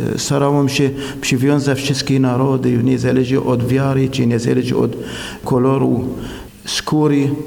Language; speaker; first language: Polish; non-native, fluent; Arabic